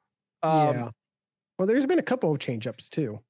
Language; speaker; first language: English; native; English